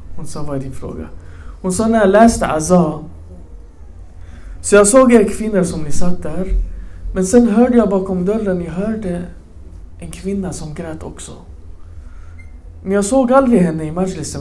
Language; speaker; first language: Swedish; early bilingual, other home language; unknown